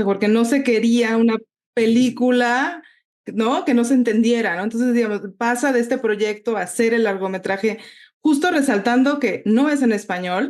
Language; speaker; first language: Spanish; native; Spanish